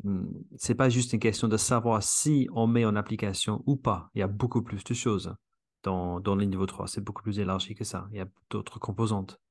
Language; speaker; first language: French; non-native, fluent; English